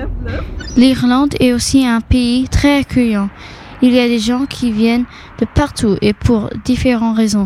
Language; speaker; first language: French; early bilingual, heritage; English